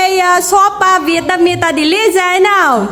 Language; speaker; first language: Portuguese; non-native, learner; Vietnamese